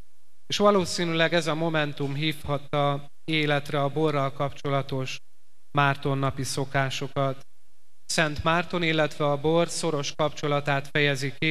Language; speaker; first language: Hungarian; native; Hungarian